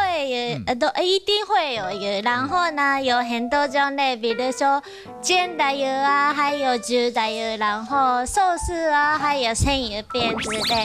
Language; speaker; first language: Chinese; non-native, fluent; Japanese